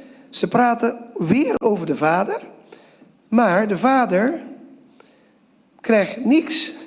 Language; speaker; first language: Dutch; non-native, local second language; Papiamento